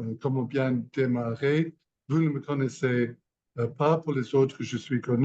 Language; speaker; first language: French; non-native, learner; English